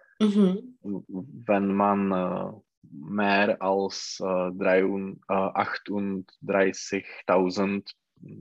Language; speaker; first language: German; non-native, learner; Czech